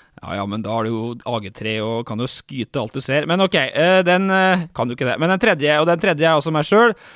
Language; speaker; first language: Norwegian; native; Norwegian